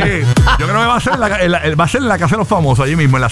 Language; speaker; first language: Spanish; native; Spanish